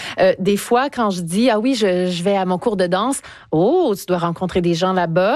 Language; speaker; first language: French; native; French